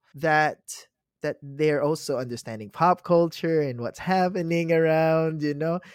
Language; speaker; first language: English; non-native, local second language; Filipino